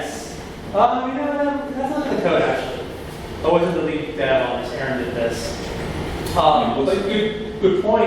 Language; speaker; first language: English; native; English